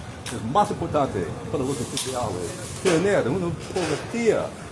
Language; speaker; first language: Spanish; non-native, learner; English